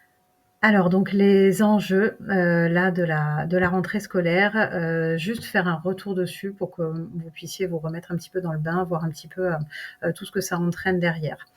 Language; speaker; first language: French; native; French